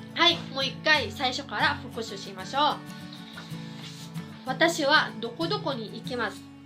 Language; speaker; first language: Japanese; non-native, fluent; Filipino